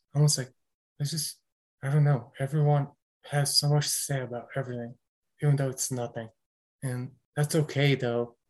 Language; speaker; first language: English; early bilingual, other home language; Romanian